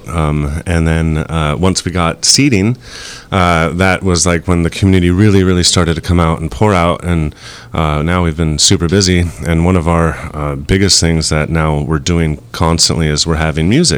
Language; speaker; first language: English; native; English